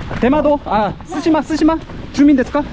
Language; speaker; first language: Japanese; non-native, learner; Korean